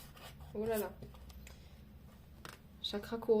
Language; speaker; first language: French; native; French